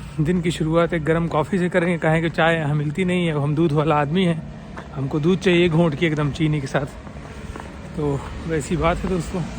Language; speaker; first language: Hindi; native; Hindi